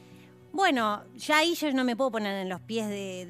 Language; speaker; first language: Spanish; native; Spanish